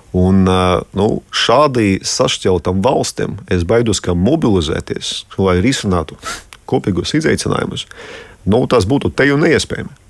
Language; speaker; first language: Latvian; non-native, local second language; Russian